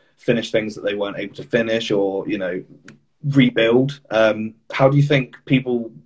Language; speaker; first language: English; native; English